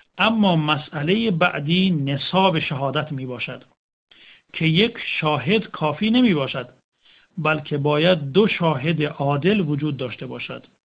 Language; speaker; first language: Persian; native; Persian